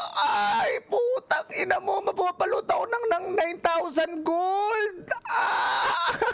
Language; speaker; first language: Filipino; native; Filipino